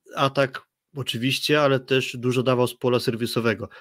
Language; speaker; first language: Polish; native; Polish